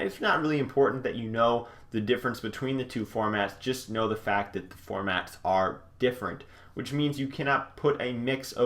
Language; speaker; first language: English; native; English